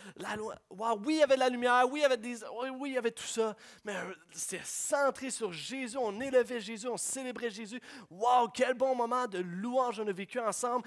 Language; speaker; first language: French; native; French